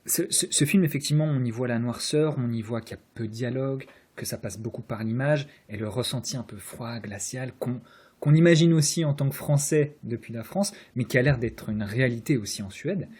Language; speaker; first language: French; native; French